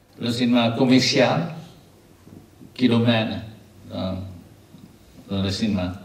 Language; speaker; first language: French; non-native, learner; Vietnamese